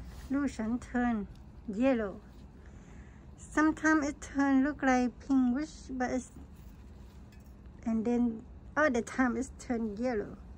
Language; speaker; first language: English; non-native, learner; Vietnamese